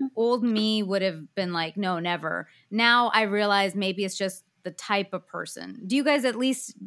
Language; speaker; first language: English; early bilingual, other home language; Hindi